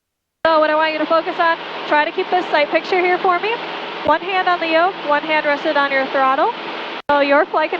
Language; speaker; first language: English; native; English